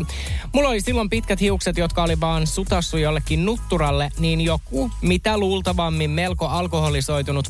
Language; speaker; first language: Finnish; native; Finnish